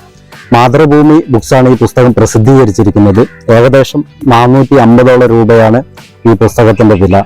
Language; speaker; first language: Malayalam; native; Malayalam